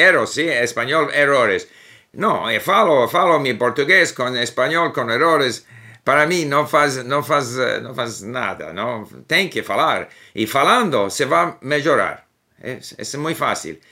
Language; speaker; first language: Portuguese; non-native, learner; English